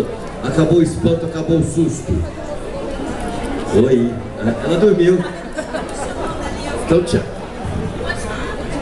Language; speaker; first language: Portuguese; non-native, learner; Spanish